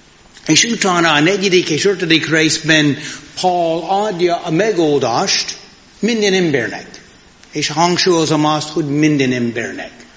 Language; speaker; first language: Hungarian; non-native, fluent; English